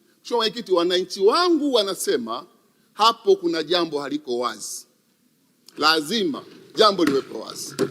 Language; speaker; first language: Swahili; native; Swahili